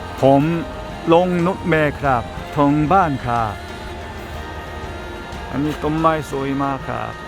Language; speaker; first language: Thai; non-native, learner; Korean